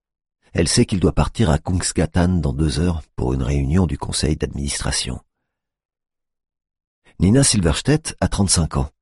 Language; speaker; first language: French; native; French